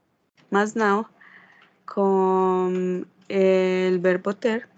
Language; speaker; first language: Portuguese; non-native, learner; Spanish